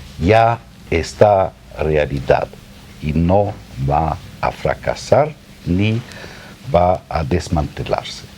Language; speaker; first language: Spanish; non-native, fluent; German